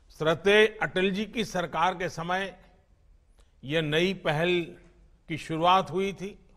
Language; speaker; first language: Hindi; non-native, local second language; Gujarati